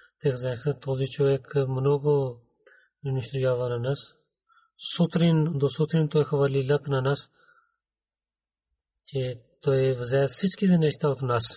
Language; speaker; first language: Bulgarian; non-native, learner; Urdu